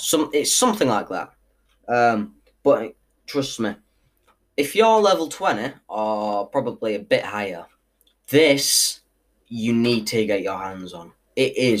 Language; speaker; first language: English; native; English